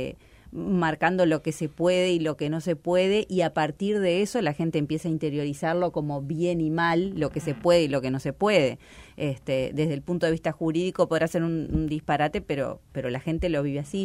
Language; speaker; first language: Spanish; native; Spanish